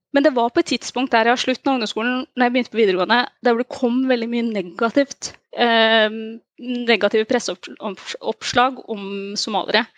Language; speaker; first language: Norwegian; early bilingual, other home language; Somali